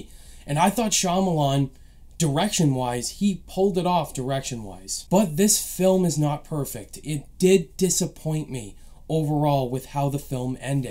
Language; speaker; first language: English; native; English